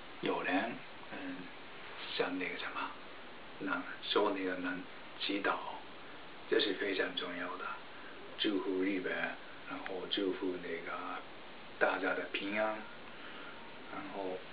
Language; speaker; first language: Chinese; non-native, fluent; Japanese